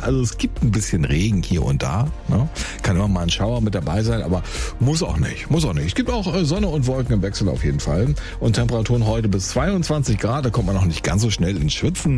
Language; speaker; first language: German; native; German